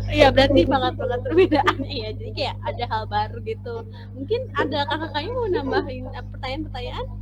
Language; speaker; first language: Indonesian; native; Indonesian